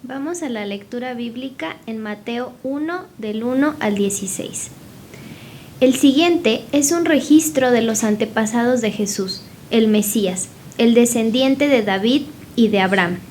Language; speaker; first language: Spanish; native; Spanish